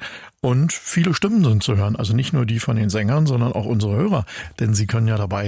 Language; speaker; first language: German; native; German